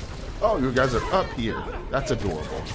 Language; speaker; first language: English; native; English